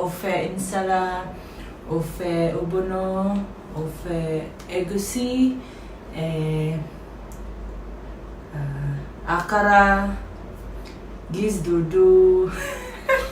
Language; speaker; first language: Igbo; non-native, learner; Filipino